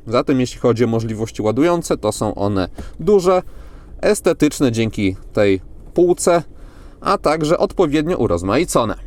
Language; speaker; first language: Polish; native; Polish